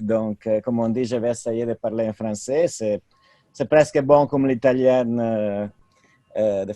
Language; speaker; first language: French; non-native, fluent; Italian